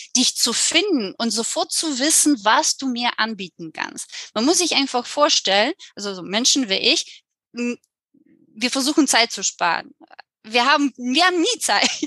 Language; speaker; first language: German; non-native, fluent; Ukrainian